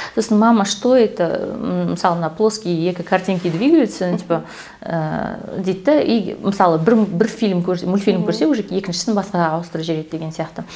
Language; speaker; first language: Russian; non-native, local second language; Kazakh